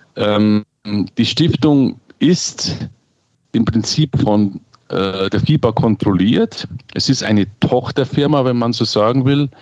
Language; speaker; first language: German; native; German